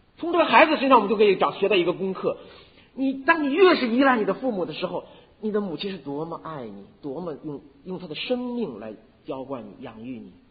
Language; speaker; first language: Chinese; native; Chinese